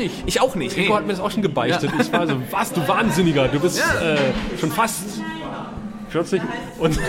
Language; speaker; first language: German; native; German